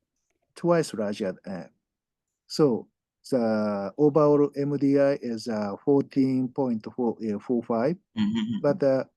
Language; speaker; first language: English; non-native, fluent; Japanese